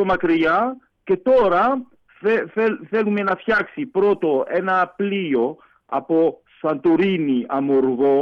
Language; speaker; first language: Greek; early bilingual, heritage; French